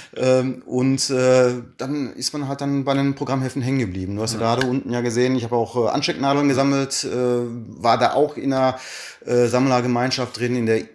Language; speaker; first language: German; native; German